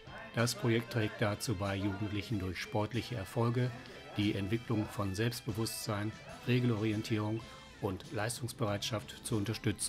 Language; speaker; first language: German; native; German